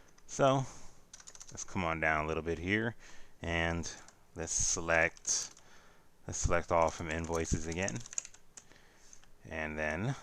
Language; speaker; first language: English; native; English